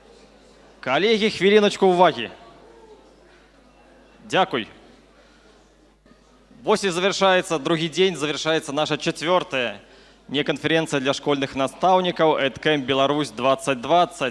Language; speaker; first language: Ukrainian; non-native, learner; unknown